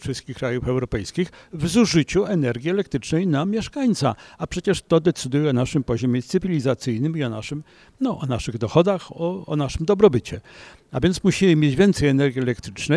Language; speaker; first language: Polish; native; Polish